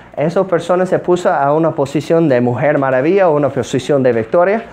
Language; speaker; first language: Spanish; non-native, fluent; English